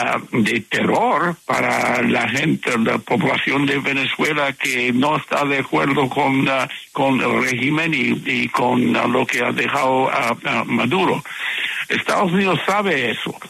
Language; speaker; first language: Spanish; non-native, fluent; English